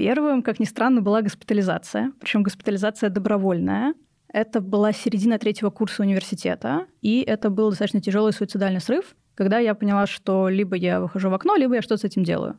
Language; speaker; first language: Russian; native; Russian